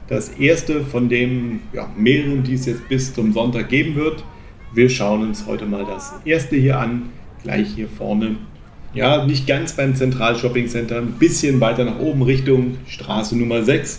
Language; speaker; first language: German; native; German